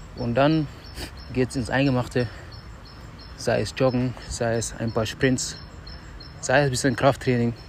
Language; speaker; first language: German; non-native, fluent; Wolof